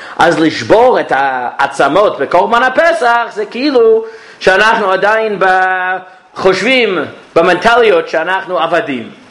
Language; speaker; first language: Hebrew; non-native, fluent; English